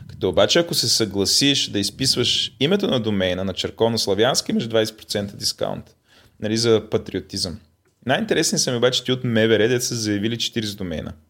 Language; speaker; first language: Bulgarian; native; Bulgarian